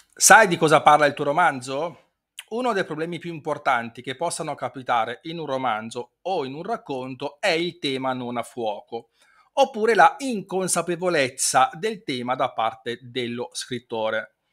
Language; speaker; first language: Italian; native; Italian